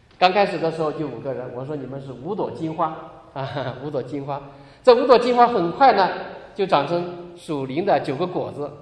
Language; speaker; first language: Chinese; native; Chinese